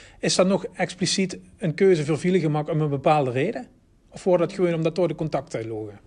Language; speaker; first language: Dutch; native; Dutch